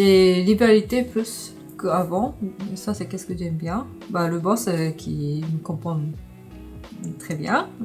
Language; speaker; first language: French; non-native, fluent; Japanese